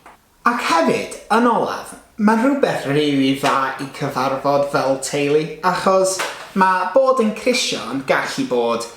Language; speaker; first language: Welsh; non-native, local second language; English